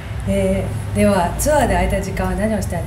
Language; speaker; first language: Japanese; native; Japanese